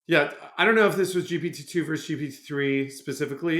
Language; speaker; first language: English; native; English